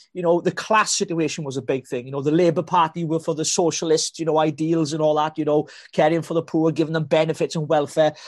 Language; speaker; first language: English; native; English